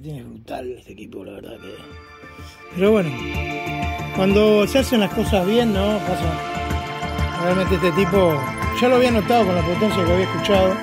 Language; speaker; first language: Spanish; native; Spanish